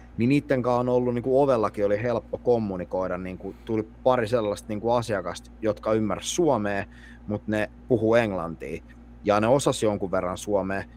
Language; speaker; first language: Finnish; native; Finnish